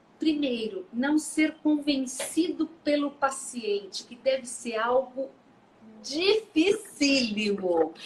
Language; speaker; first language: Portuguese; native; Portuguese